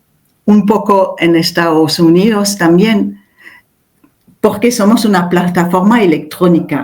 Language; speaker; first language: Spanish; non-native, fluent; French